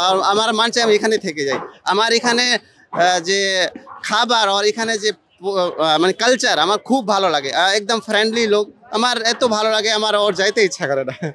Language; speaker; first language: Bangla; non-native, fluent; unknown